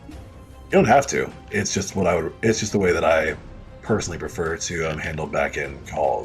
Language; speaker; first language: English; native; English